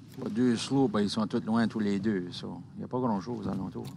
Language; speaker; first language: French; native; French